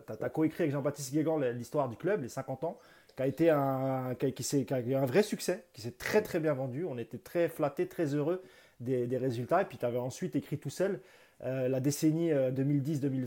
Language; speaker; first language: French; native; French